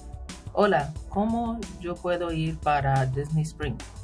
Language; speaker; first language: Spanish; non-native, learner; English